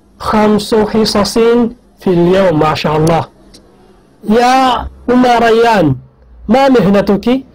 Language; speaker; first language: Arabic; non-native, fluent; Maguindanaon